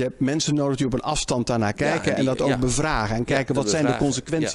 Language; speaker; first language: Dutch; native; Dutch